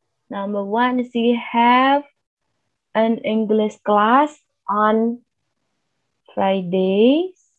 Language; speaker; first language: English; non-native, fluent; Indonesian